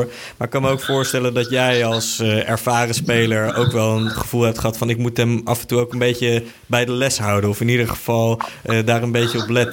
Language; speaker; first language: Dutch; native; Dutch